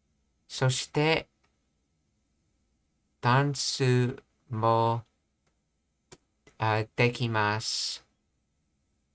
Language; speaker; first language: Japanese; non-native, learner; English